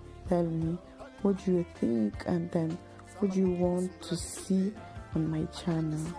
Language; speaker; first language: English; non-native, learner; French